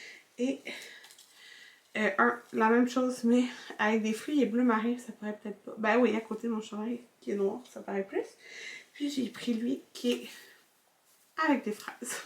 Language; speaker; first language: French; native; French